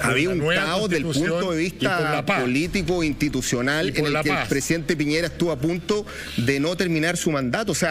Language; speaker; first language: Spanish; native; Spanish